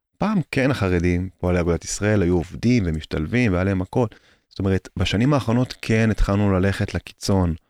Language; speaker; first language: Hebrew; native; Hebrew